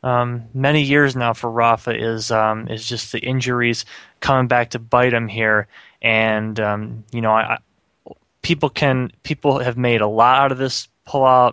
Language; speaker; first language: English; native; English